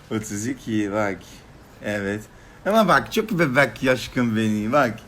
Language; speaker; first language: Turkish; non-native, learner; Portuguese